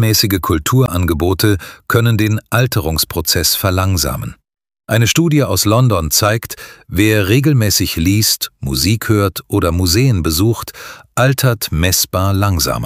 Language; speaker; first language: German; native; German